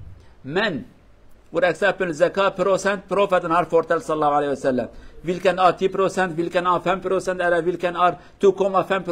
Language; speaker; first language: Swedish; non-native, learner; Kurdish